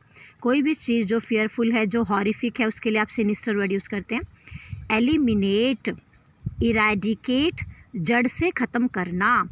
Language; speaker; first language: Hindi; native; Hindi